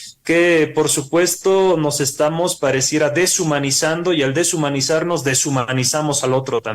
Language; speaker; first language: Spanish; native; Spanish